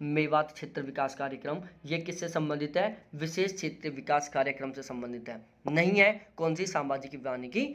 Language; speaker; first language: Hindi; native; Hindi